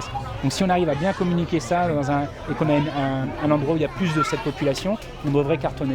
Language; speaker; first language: French; native; French